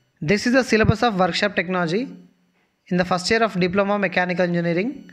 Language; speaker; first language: English; non-native, local second language; Telugu